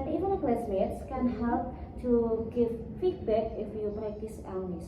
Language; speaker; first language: English; non-native, learner; Indonesian